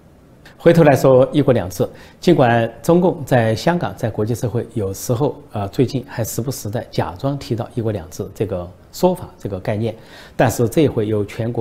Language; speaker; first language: Chinese; native; Chinese